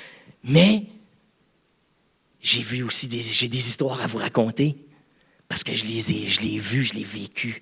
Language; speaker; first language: French; native; French